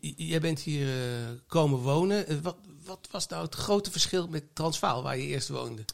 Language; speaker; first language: Dutch; native; Dutch